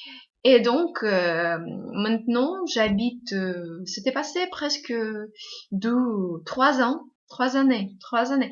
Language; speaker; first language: French; non-native, fluent; Russian